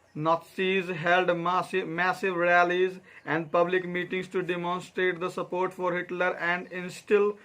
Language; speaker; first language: English; non-native, local second language; Hindi